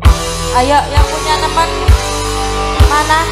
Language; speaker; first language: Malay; non-native, local second language; Javanese